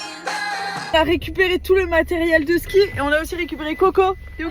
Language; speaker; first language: French; native; French